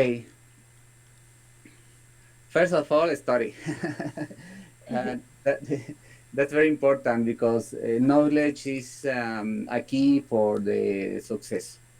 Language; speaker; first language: English; non-native, learner; Spanish